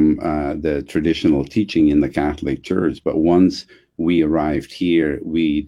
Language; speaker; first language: English; non-native, fluent; Dutch